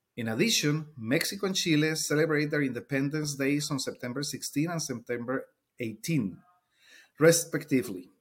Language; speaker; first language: English; non-native, fluent; Spanish